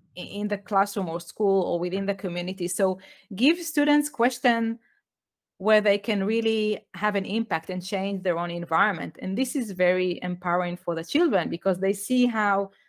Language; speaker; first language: English; non-native, fluent; Hebrew